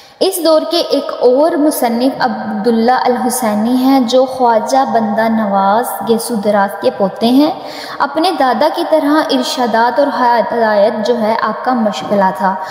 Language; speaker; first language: Urdu; native; Urdu